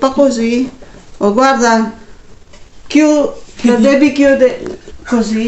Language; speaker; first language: Italian; non-native, learner; Filipino